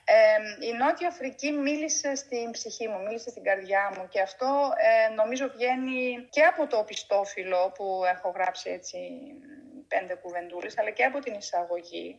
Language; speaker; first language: Greek; early bilingual, heritage; Greek